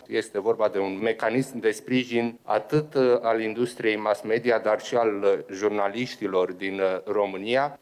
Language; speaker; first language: Romanian; native; Romanian